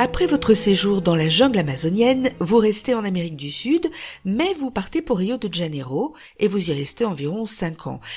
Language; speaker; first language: French; native; French